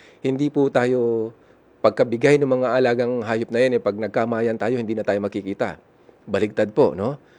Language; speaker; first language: Filipino; non-native, local second language; Iloko